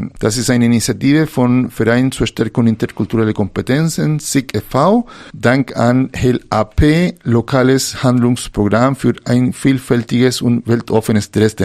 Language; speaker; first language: German; non-native, fluent; Spanish